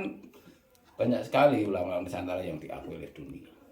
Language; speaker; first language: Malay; non-native, local second language; Javanese